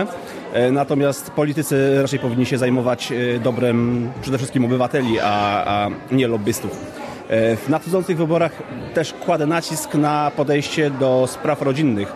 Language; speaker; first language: Polish; native; Polish